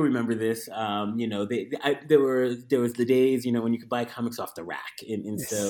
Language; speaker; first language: English; native; English